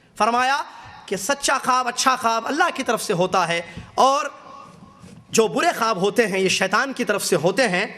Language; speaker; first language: Urdu; native; Urdu